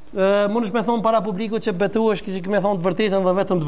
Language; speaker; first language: Albanian; native; Albanian